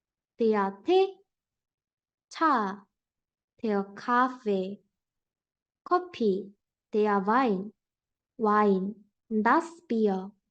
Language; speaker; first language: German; non-native, fluent; Korean